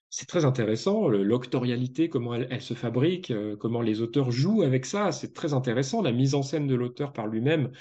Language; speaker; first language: French; native; French